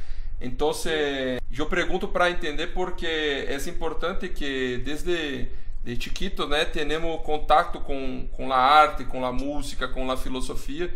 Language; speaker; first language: Spanish; non-native, fluent; Portuguese